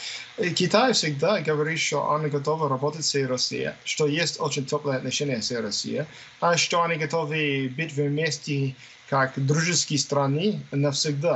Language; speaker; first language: Russian; non-native, fluent; English